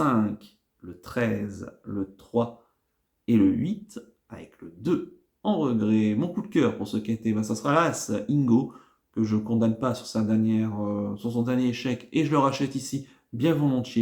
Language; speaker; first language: French; native; French